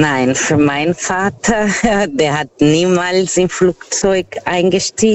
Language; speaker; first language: German; non-native, fluent; Portuguese